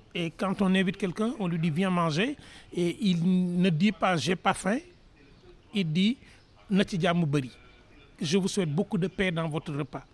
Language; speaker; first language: French; non-native, local second language; Wolof